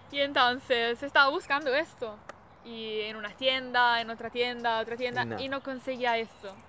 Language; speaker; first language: Spanish; non-native, learner; Italian